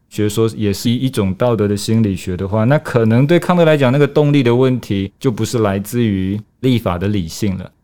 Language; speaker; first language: Chinese; native; Chinese